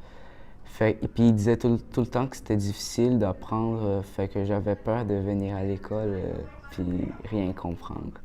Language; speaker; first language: French; early bilingual, other home language; Portuguese